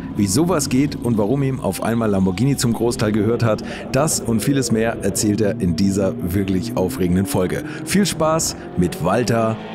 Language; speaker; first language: German; native; German